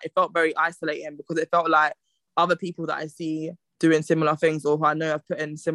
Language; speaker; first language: English; native; English